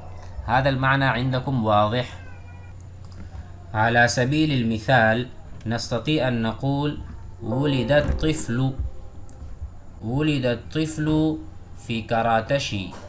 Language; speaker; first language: Arabic; non-native, fluent; Urdu